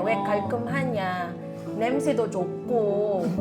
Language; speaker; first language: Korean; non-native, fluent; Filipino